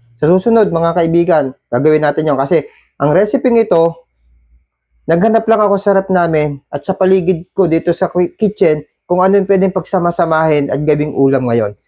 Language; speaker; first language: Filipino; native; Filipino